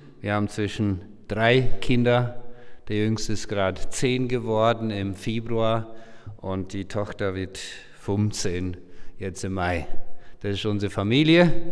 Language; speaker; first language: German; non-native, local second language; Low German